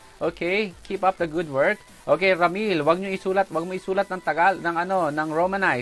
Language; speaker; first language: English; non-native, local second language; Filipino